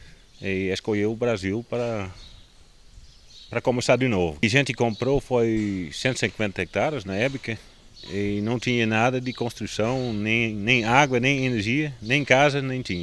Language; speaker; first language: Portuguese; non-native, learner; Dutch